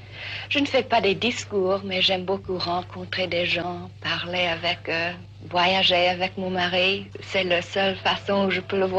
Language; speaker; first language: French; non-native, fluent; English